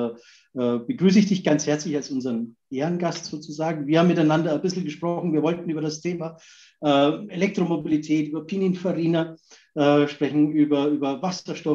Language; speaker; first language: German; native; German